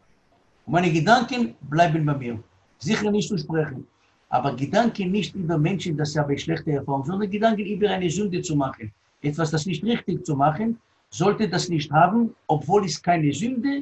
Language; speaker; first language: German; non-native, learner; Hebrew